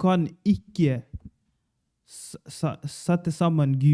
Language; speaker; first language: Swedish; non-native, learner; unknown